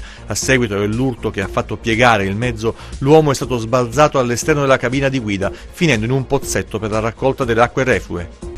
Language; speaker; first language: Italian; native; Italian